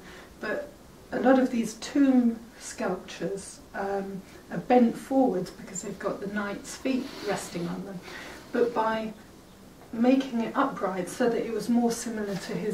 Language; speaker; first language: English; native; English